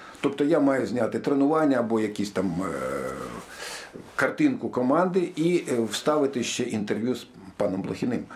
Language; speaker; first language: Ukrainian; native; Ukrainian